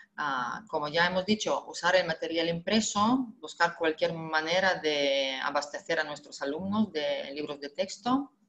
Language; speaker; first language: Spanish; non-native, fluent; Russian